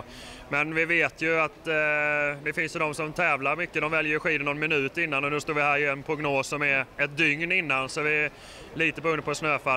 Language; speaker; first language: Swedish; native; Swedish